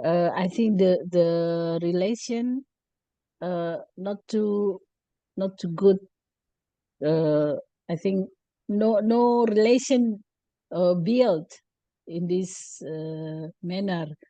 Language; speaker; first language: English; non-native, learner; Indonesian